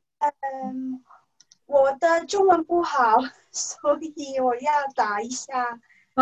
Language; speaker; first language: Chinese; non-native, learner; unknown